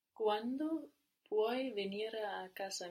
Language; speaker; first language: Italian; non-native, learner; English